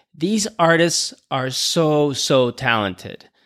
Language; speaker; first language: English; native; English